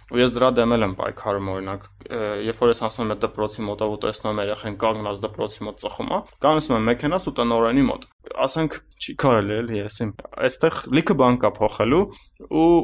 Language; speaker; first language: Armenian; native; Armenian